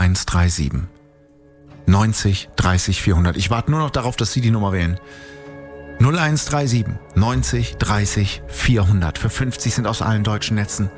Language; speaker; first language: German; native; German